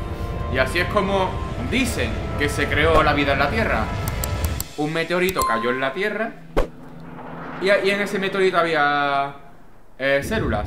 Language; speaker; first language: Spanish; native; Spanish